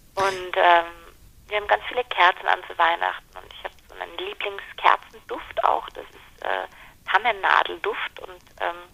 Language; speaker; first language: German; native; German